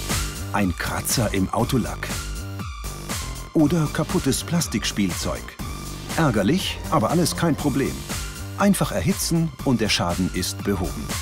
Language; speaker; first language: German; native; German